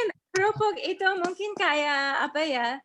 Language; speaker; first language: Indonesian; non-native, learner; English